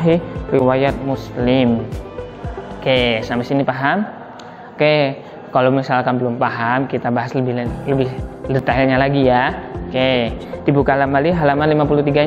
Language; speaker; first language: Indonesian; native; Indonesian